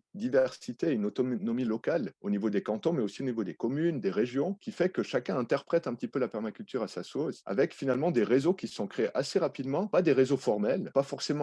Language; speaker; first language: French; native; French